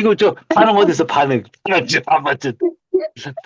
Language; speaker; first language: Korean; native; Korean